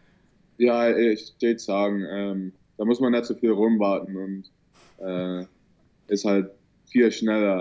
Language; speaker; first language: German; early bilingual, heritage; German